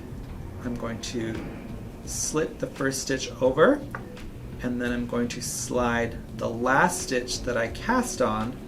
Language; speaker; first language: English; native; English